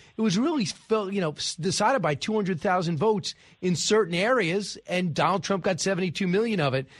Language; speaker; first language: English; native; English